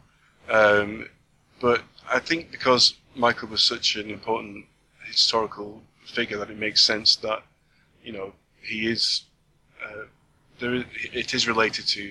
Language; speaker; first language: English; native; English